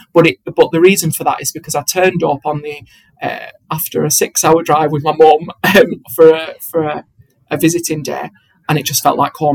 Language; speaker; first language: English; native; English